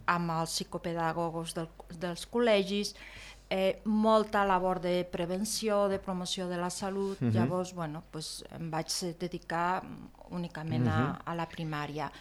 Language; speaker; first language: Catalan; non-native, local second language; Spanish